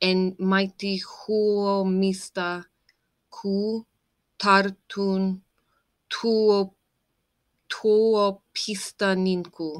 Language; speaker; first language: Finnish; non-native, learner; English